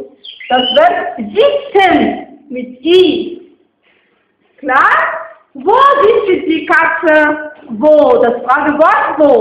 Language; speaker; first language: German; non-native, fluent; Arabic